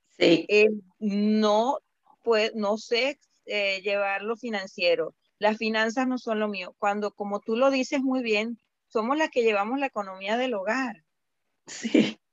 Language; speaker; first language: Spanish; native; Spanish